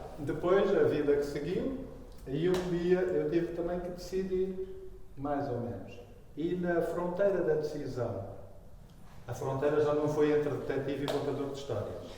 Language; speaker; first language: Portuguese; native; Portuguese